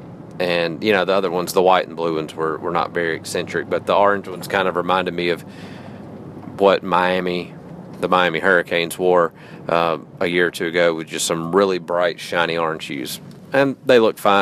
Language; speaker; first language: English; native; English